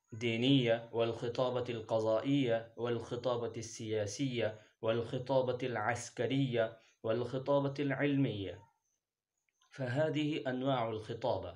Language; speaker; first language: Arabic; non-native, fluent; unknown